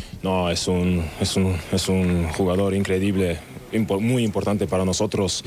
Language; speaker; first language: Spanish; non-native, learner; German